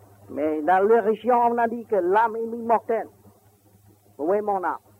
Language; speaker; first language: French; non-native, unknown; Vietnamese